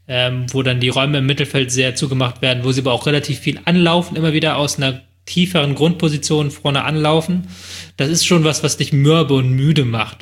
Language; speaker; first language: German; native; German